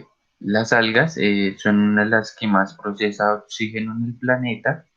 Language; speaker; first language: Spanish; native; Spanish